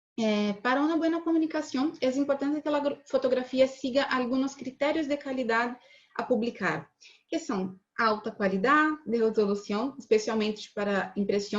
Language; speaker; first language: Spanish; non-native, learner; Portuguese